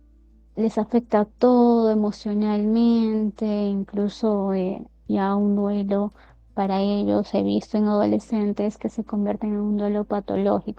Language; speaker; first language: Spanish; native; Spanish